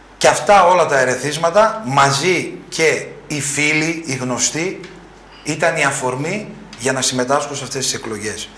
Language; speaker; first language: Greek; early bilingual, other home language; French